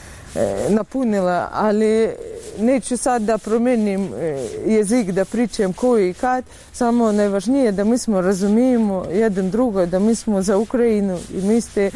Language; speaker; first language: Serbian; non-native, learner; Russian